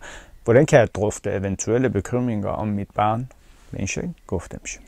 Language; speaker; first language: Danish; non-native, fluent; Persian